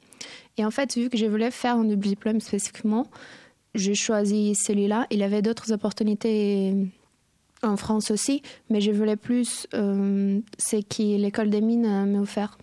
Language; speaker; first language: French; non-native, fluent; Portuguese